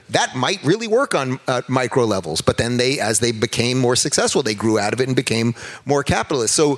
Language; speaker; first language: English; native; English